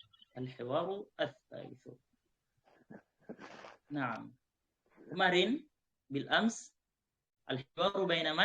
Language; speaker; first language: Arabic; non-native, fluent; Indonesian